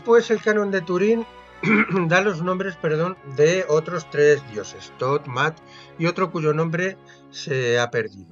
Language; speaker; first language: Spanish; native; Spanish